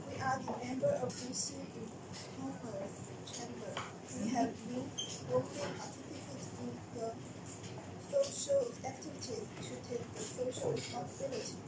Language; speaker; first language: English; non-native, learner; Chinese